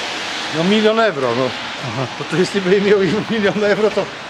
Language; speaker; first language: Russian; non-native, learner; Polish